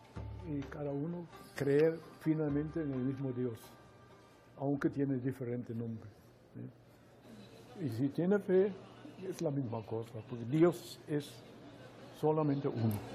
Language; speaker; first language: Spanish; non-native, fluent; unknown